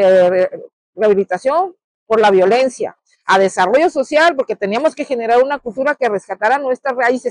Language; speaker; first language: Spanish; native; Spanish